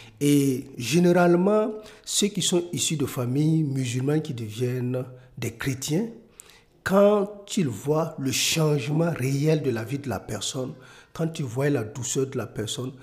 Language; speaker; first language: French; non-native, local second language; Mossi